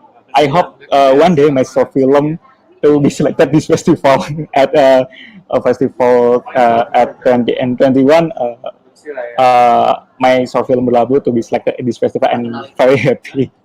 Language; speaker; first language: English; non-native, learner; Indonesian